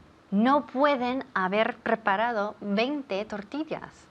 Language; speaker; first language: Spanish; non-native, fluent; English